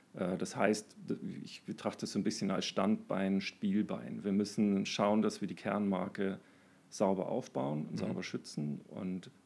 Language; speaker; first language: German; native; German